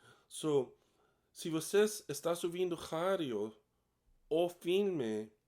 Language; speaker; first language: Portuguese; non-native, learner; English